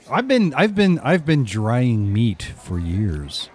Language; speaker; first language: English; native; English